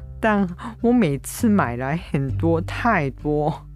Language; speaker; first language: Chinese; non-native, fluent; Japanese